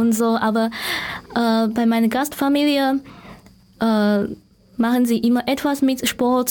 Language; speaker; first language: German; non-native, learner; Chinese